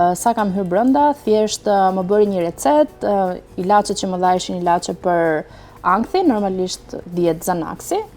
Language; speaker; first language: Albanian; early bilingual, heritage; Albanian